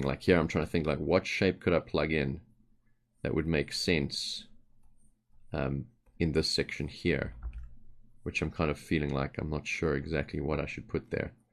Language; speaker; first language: English; native; English